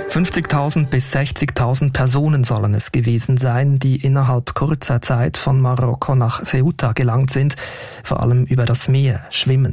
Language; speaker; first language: German; native; German